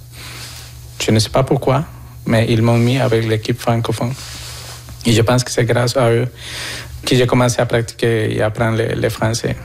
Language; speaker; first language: French; non-native, fluent; Spanish